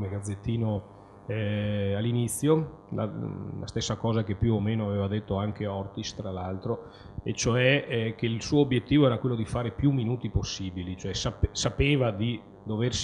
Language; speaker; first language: Italian; native; Italian